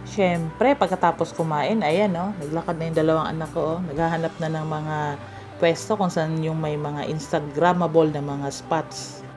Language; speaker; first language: Filipino; non-native, local second language; Cebuano